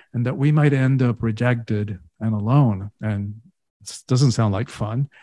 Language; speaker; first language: English; early bilingual, other home language; Spanish